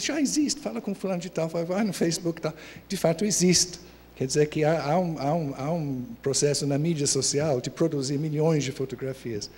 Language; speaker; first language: Portuguese; non-native, fluent; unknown